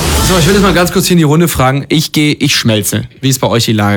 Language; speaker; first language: German; native; German